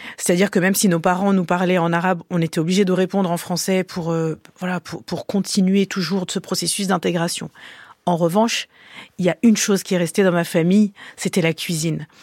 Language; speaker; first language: French; early bilingual, other home language; Arabic